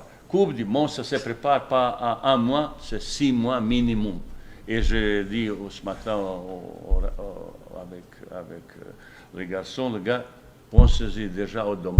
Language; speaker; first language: French; non-native, fluent; Bosnian